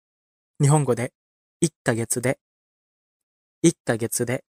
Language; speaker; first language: Japanese; non-native, fluent; Indonesian